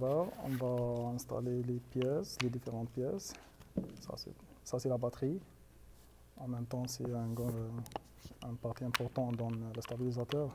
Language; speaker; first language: French; non-native, fluent; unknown